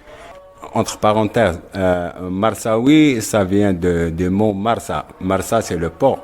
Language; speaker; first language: French; non-native, local second language; Arabic